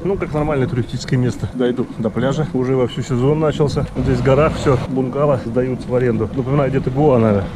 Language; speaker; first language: Russian; native; Russian